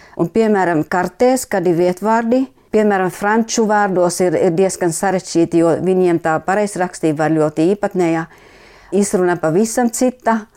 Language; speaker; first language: Latvian; non-native, fluent; Finnish